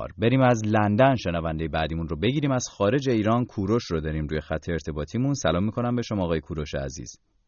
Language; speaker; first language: Persian; native; Persian